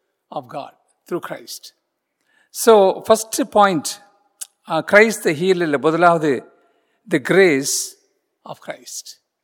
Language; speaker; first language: English; non-native, local second language; Tamil